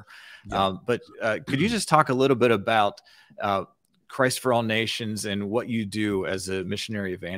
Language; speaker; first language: English; native; English